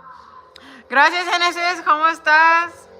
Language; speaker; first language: Spanish; non-native, learner; English